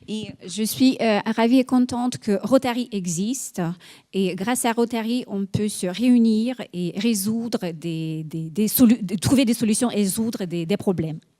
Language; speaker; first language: French; non-native, fluent; Russian